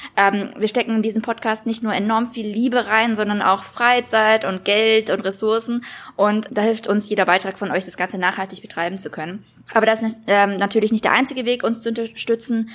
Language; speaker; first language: German; early bilingual, other home language; Vietnamese